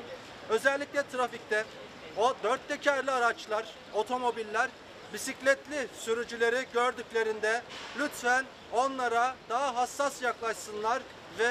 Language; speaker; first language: Turkish; native; Turkish